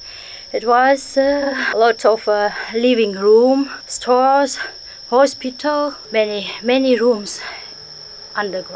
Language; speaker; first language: English; non-native, learner; Vietnamese